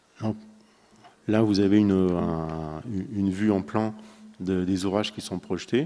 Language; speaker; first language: French; native; French